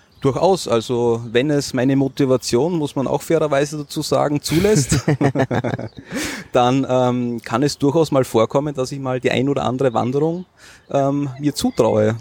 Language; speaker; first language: German; native; German